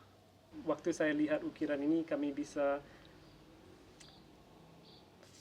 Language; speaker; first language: Indonesian; non-native, fluent; English